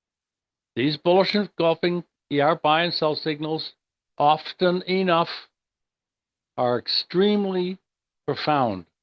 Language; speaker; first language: English; native; English